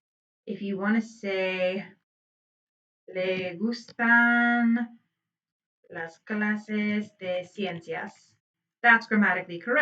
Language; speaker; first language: Spanish; non-native, fluent; English